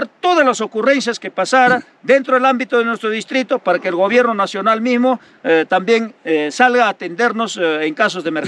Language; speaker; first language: Spanish; native; Spanish